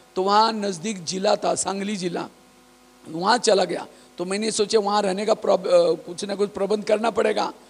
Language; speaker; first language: Hindi; non-native, local second language; Marathi